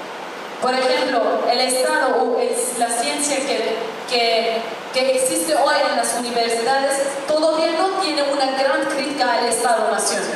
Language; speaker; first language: Spanish; non-native, fluent; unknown